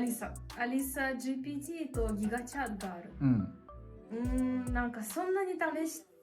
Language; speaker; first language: Japanese; non-native, fluent; Russian